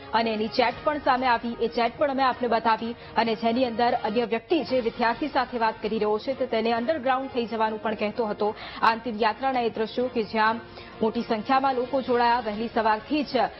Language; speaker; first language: Gujarati; native; Gujarati